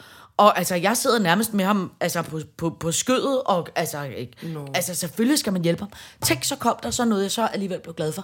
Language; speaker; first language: Danish; native; Danish